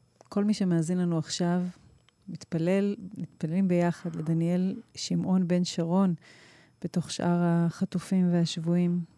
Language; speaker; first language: Hebrew; native; Hebrew